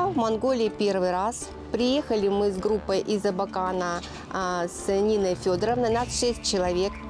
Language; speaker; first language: Russian; native; Russian